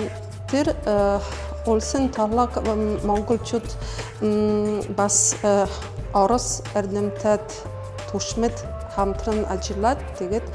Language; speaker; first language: Mongolian; non-native, fluent; Polish